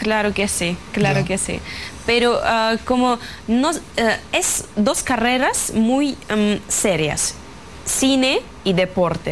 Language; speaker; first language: Spanish; non-native, fluent; Russian